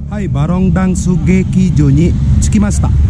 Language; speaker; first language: Japanese; non-native, learner; Indonesian